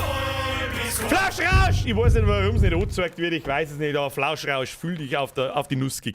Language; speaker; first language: German; native; German